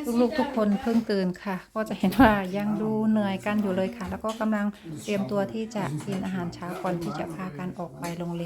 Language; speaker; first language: Thai; native; Thai